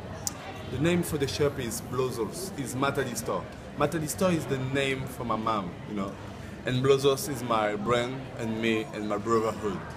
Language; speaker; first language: English; non-native, learner; French